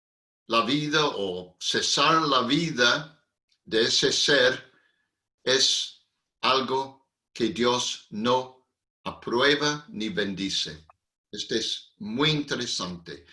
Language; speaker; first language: Spanish; non-native, fluent; English